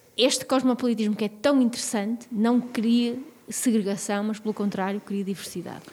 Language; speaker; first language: Portuguese; native; Portuguese